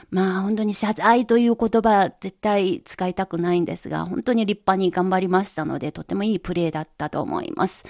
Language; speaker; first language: Japanese; non-native, fluent; Chinese